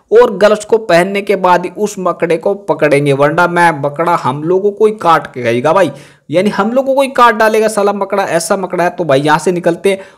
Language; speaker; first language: Hindi; native; Hindi